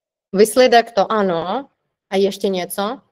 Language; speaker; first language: Czech; non-native, fluent; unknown